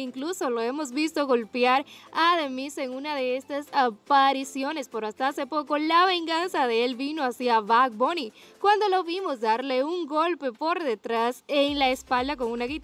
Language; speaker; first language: Spanish; native; Spanish